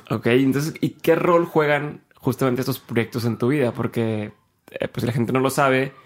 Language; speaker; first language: Spanish; native; Spanish